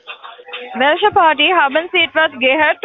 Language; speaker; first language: German; non-native, learner; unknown